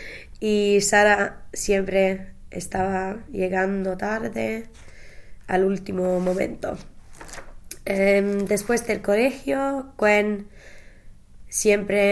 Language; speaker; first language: Spanish; non-native, learner; English